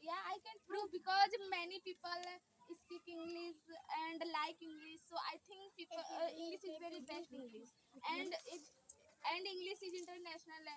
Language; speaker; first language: English; non-native, learner; Hindi